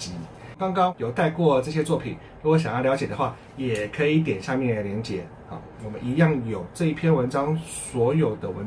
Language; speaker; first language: Chinese; native; Chinese